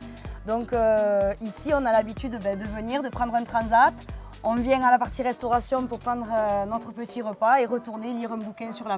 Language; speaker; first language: French; native; French